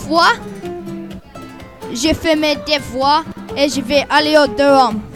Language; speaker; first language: French; non-native, learner; English